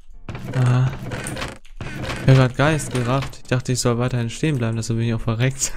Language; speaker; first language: German; native; German